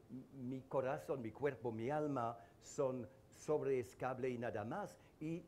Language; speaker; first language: Spanish; non-native, learner; French